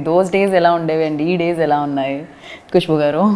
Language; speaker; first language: Telugu; native; Telugu